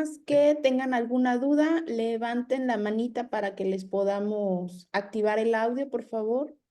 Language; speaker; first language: Spanish; native; Spanish